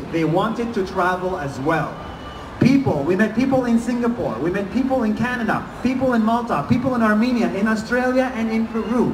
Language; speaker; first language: English; non-native, fluent; Arabic